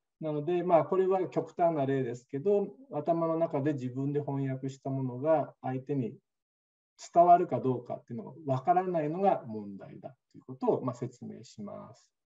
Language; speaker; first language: Japanese; native; Japanese